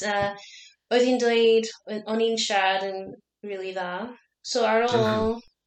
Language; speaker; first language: Welsh; non-native, learner; English